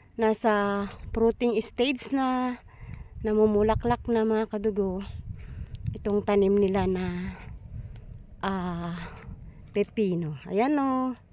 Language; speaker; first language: Filipino; non-native, local second language; Iloko